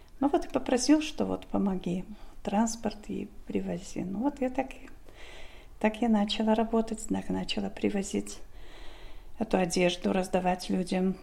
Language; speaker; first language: Russian; non-native, local second language; Polish